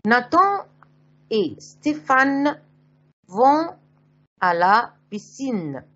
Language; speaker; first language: French; non-native, fluent; Arabic